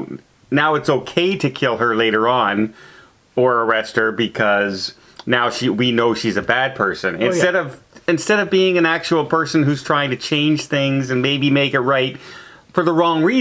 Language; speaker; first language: English; native; English